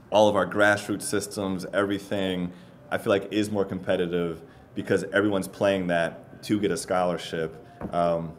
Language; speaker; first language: English; native; English